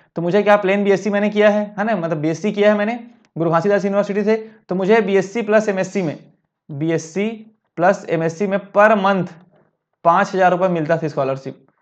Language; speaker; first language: Hindi; native; Hindi